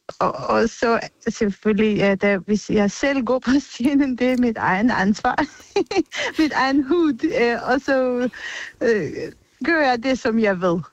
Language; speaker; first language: Danish; non-native, fluent; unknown